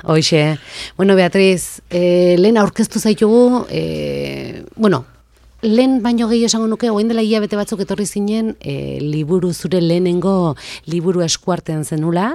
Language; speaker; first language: Basque; native; Basque